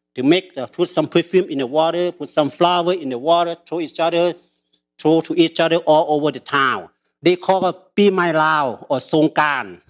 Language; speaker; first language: English; early bilingual, other home language; Lao